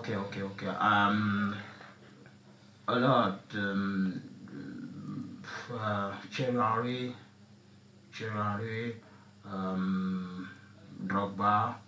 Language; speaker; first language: English; non-native, learner; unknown